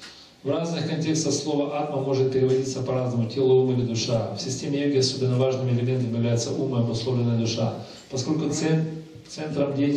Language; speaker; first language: Russian; native; Russian